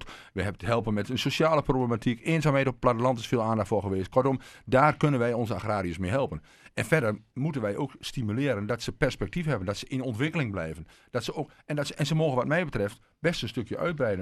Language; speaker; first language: Dutch; native; Dutch